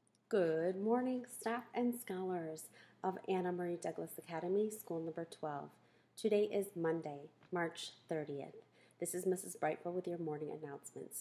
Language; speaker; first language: English; native; English